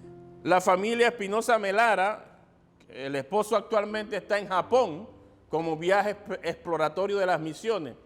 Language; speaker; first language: Spanish; native; Spanish